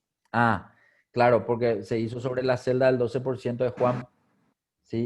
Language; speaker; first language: Spanish; native; Spanish